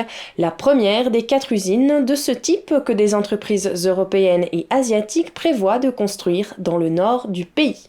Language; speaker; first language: French; native; French